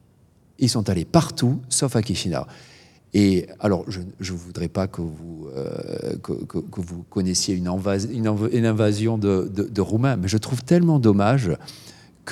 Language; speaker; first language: French; native; French